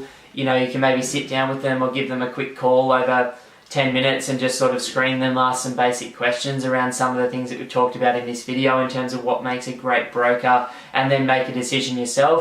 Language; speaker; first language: English; native; English